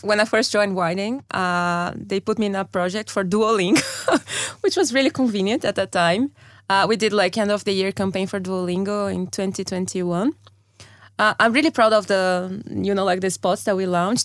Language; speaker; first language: English; non-native, fluent; Portuguese